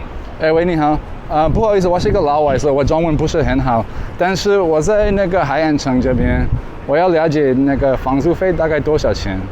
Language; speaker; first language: Chinese; non-native, learner; English